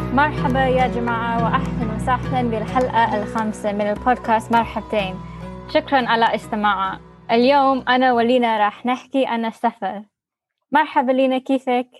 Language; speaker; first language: Arabic; non-native, learner; English